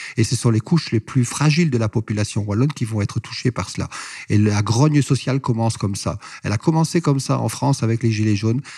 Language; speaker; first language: French; native; French